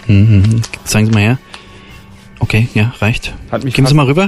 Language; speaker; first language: German; native; German